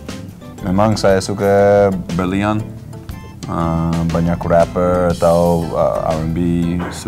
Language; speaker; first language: Indonesian; non-native, learner; English